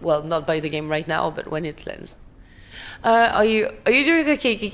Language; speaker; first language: English; non-native, fluent; French